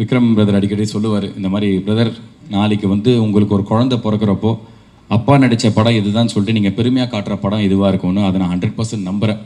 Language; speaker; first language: Tamil; native; Tamil